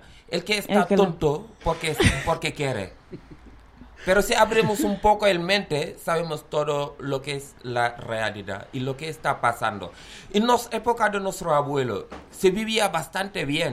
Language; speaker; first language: Spanish; non-native, fluent; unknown